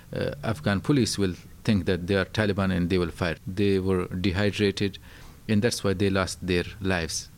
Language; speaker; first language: English; non-native, fluent; Pashto